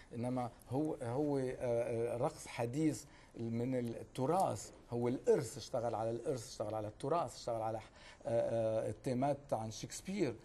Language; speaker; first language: Arabic; native; Arabic